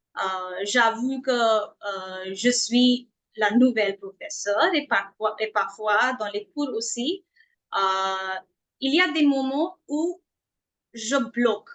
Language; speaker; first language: French; non-native, fluent; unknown